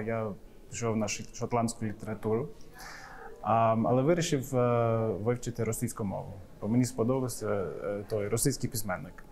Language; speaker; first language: Ukrainian; non-native, fluent; English